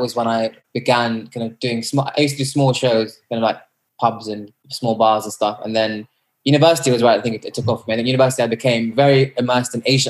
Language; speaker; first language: English; native; English